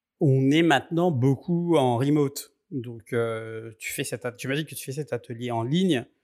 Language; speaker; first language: French; native; French